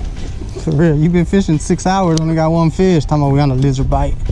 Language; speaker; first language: English; native; English